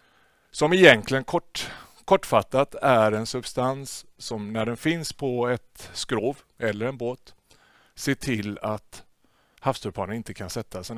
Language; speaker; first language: Swedish; native; Swedish